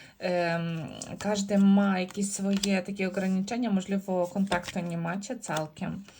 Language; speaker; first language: Polish; non-native, learner; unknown